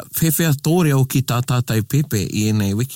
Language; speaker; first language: Māori; non-native, local second language; English